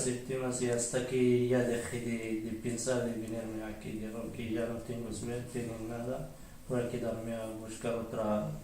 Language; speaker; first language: Spanish; non-native, learner; Arabic